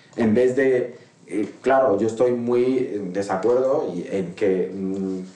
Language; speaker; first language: Spanish; non-native, fluent; Arabic